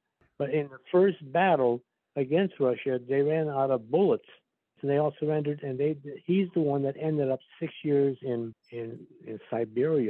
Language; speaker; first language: English; early bilingual, other home language; Slovak